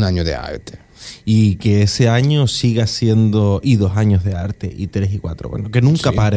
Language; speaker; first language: Spanish; native; Spanish